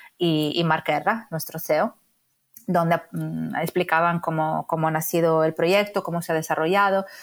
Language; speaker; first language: Spanish; non-native, fluent; Italian